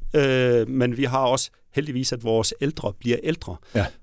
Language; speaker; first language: Danish; native; Danish